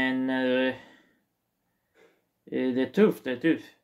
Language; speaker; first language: Swedish; non-native, learner; Portuguese